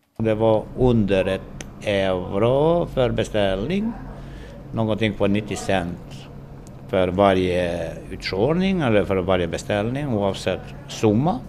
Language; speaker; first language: Swedish; non-native, fluent; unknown